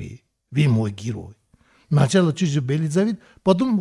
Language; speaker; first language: Russian; non-native, learner; Tibetan